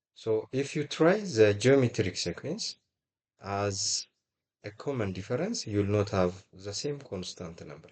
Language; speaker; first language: English; non-native, local second language; Amharic